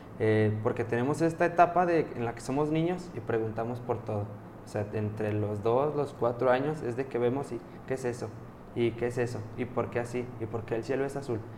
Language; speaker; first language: Spanish; native; Spanish